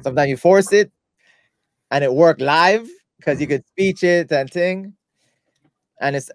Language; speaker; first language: English; native; English